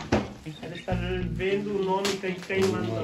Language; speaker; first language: Portuguese; non-native, learner; Hindi